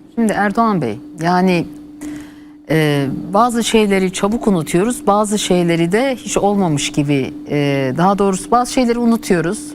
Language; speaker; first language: Turkish; native; Turkish